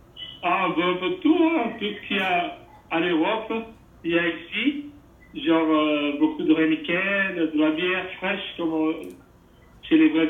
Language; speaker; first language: French; non-native, fluent; Portuguese